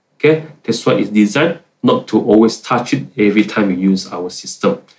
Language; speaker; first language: English; non-native, local second language; Malay